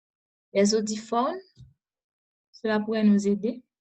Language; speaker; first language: French; non-native, local second language; Haitian Creole